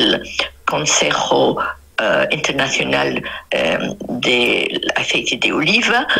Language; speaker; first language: Spanish; non-native, fluent; Arabic